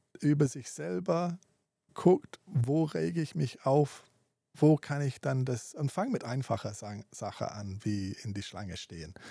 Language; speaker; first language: German; non-native, fluent; English